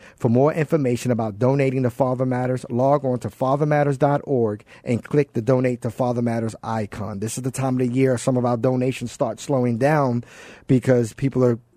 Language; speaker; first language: English; native; English